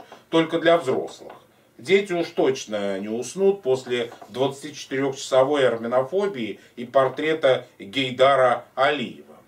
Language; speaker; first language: Russian; native; Russian